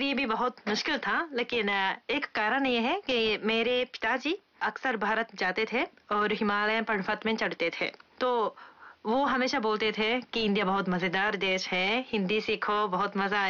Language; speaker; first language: Hindi; non-native, fluent; Japanese